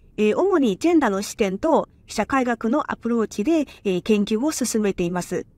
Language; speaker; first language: Japanese; non-native, fluent; Chinese